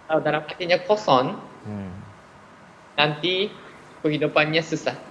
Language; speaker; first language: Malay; non-native, fluent; Japanese